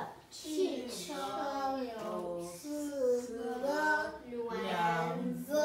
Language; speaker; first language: Chinese; non-native, learner; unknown